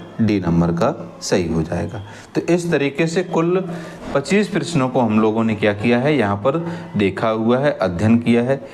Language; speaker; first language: Hindi; native; Hindi